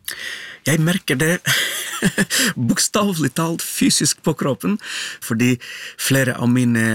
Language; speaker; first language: Norwegian; non-native, fluent; Ukrainian